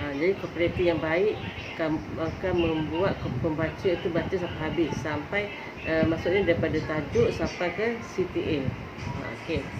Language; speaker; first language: Malay; native; Malay